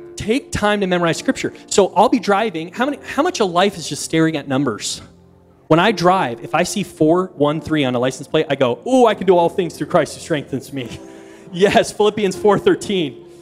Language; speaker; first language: English; native; English